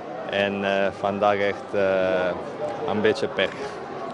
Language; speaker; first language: Dutch; non-native, learner; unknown